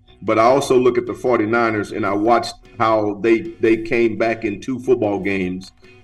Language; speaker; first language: English; native; English